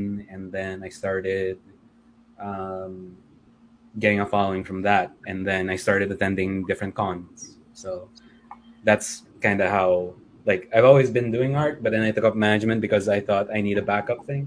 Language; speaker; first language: English; non-native, local second language; Filipino